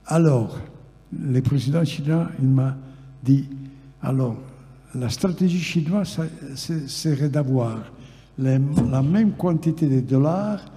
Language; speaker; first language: French; non-native, fluent; Italian